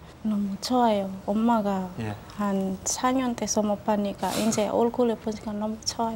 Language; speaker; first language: Korean; non-native, learner; Javanese